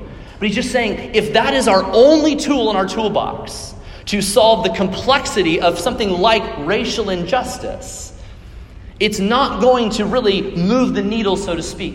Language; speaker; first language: English; native; English